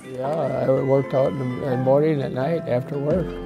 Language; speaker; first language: English; native; English